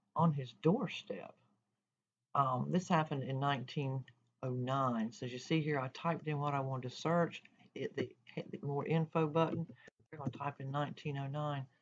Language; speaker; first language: English; native; English